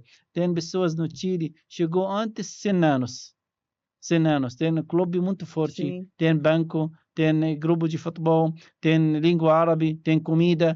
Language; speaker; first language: Portuguese; non-native, learner; Arabic